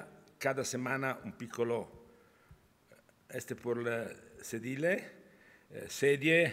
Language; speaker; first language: Spanish; non-native, learner; Italian